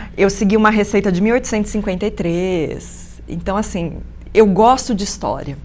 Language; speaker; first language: Portuguese; native; Portuguese